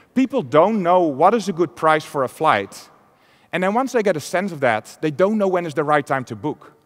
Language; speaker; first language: English; non-native, fluent; Dutch